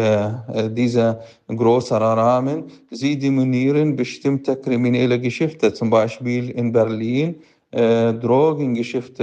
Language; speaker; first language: German; non-native, fluent; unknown